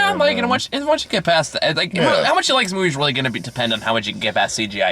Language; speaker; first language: English; native; English